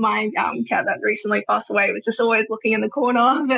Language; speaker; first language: English; native; English